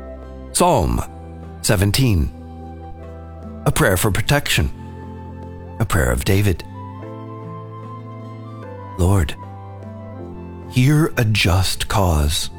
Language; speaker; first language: English; native; English